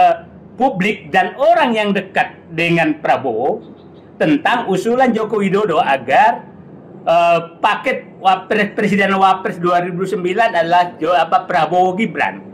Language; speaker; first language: Indonesian; native; Indonesian